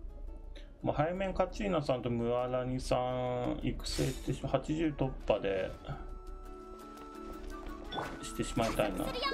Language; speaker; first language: Japanese; native; Japanese